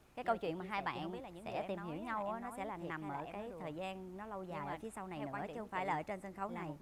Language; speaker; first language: Vietnamese; native; Vietnamese